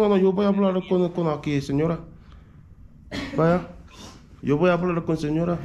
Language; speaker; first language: Spanish; non-native, learner; Korean